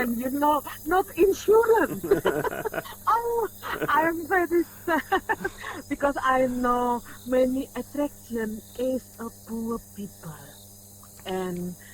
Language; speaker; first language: English; non-native, learner; Indonesian